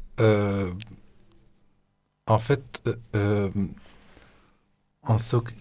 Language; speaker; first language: French; non-native, fluent; Arabic